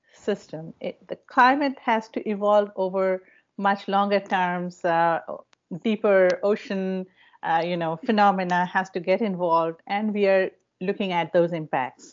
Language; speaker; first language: English; non-native, local second language; Bangla